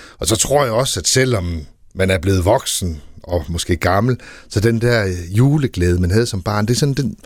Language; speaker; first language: Danish; native; Danish